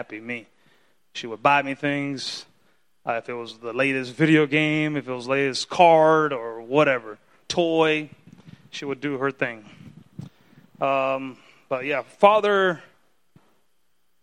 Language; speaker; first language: English; early bilingual, other home language; Spanish